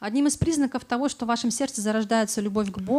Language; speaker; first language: Russian; native; Russian